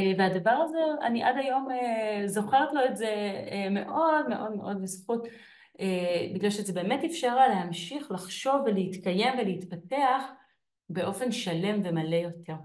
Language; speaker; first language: Hebrew; native; Hebrew